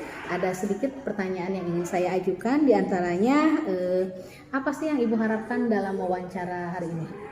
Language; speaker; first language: Indonesian; native; Indonesian